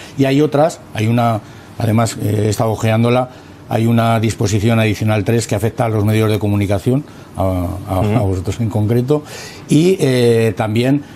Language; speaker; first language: Spanish; native; Spanish